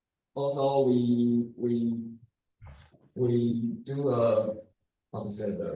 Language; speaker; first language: English; non-native, learner; Chinese